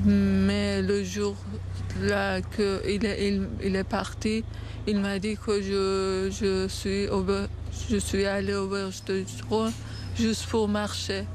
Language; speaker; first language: French; non-native, fluent; Persian